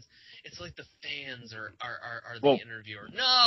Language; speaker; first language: English; native; English